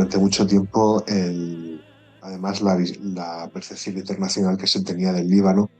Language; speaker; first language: Spanish; native; Spanish